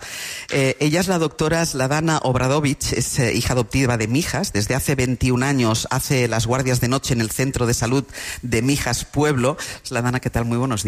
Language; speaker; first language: Spanish; native; Spanish